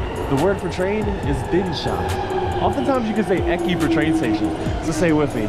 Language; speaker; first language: English; native; English